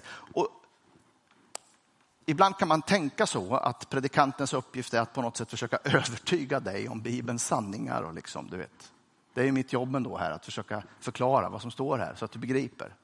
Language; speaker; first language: Swedish; native; Swedish